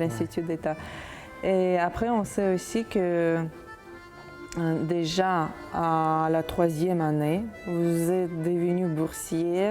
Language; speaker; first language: French; non-native, fluent; Uzbek